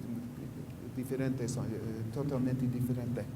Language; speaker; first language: Spanish; non-native, fluent; English